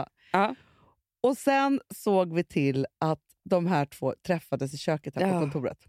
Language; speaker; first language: Swedish; native; Swedish